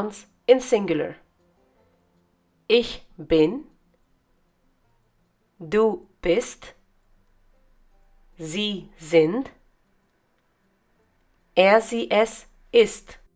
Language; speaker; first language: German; non-native, fluent; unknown